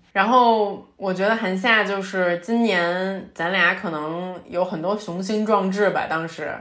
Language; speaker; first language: Chinese; native; Chinese